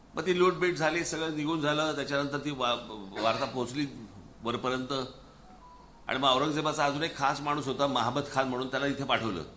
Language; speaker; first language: Marathi; native; Marathi